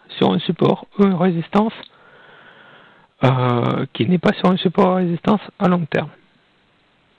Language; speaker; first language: French; non-native, fluent; Russian